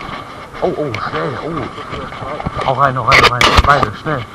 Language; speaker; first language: German; native; German